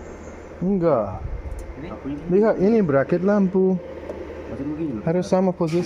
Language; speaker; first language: Indonesian; non-native, learner; English